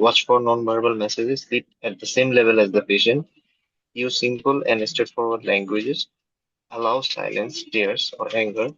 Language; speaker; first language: English; non-native, local second language; Bangla